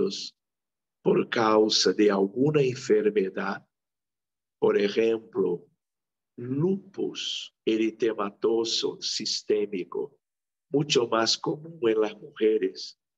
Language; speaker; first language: Spanish; non-native, local second language; Portuguese